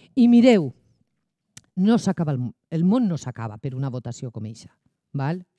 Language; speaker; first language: Catalan; native; Catalan